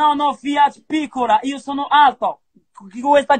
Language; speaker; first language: Italian; non-native, learner; Arabic